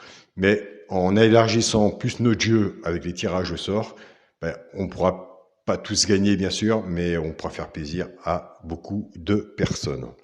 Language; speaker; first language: French; native; French